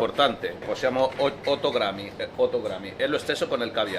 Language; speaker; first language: Italian; non-native, learner; Spanish